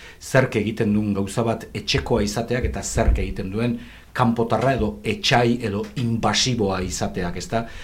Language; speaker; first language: Basque; native; Basque